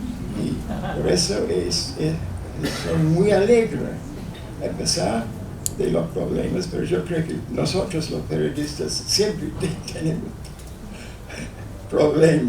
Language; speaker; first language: Spanish; non-native, fluent; English